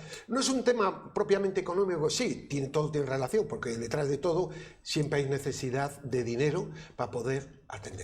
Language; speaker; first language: Spanish; native; Spanish